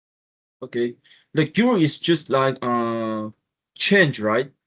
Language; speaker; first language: English; non-native, learner; Chinese